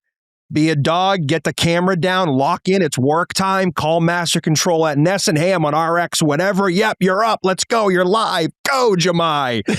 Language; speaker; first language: English; native; English